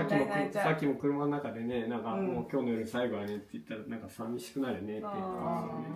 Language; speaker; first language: Japanese; native; Japanese